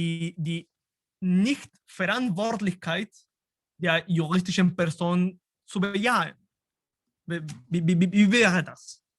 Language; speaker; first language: German; non-native, fluent; Spanish